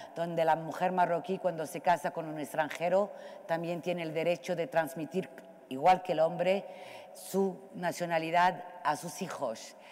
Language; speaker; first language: Spanish; non-native, fluent; Arabic